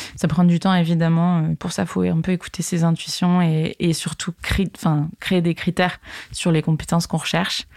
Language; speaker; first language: French; native; French